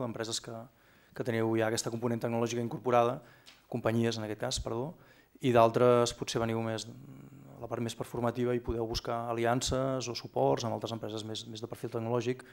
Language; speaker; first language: Catalan; native; Catalan